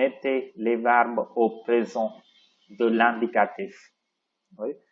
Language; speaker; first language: French; non-native, fluent; Tamil